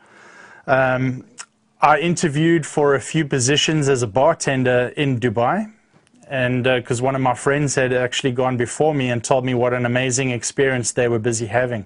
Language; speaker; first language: English; native; English